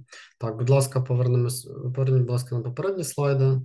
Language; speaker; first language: Ukrainian; native; Ukrainian